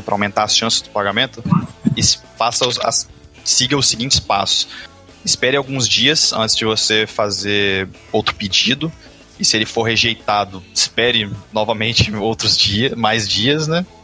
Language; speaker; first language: Portuguese; native; Portuguese